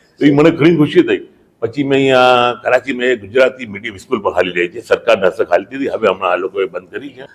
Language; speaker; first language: Gujarati; early bilingual, heritage; Gujarati